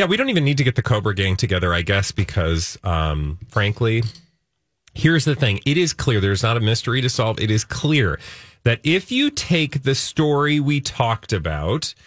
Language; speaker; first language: English; native; English